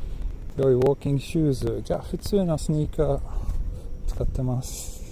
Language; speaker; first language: Japanese; non-native, learner; Swedish